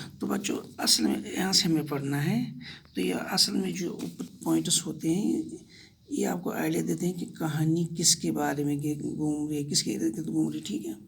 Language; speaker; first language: Urdu; non-native, local second language; Kashmiri